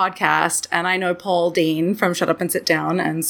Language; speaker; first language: English; native; English